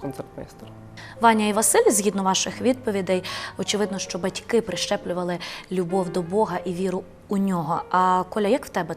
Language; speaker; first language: Ukrainian; native; Ukrainian